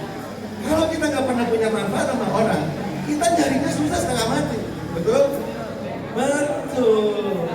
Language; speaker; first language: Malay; non-native, local second language; Sundanese